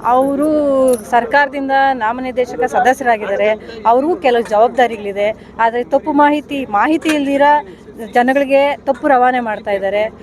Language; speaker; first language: Kannada; native; Kannada